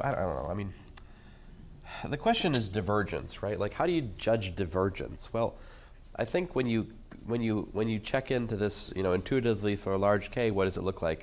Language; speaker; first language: English; native; English